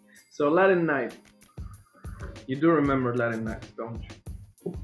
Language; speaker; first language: English; non-native, fluent; Spanish